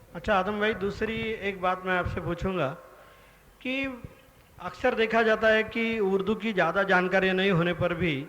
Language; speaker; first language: Hindi; non-native, local second language; Marathi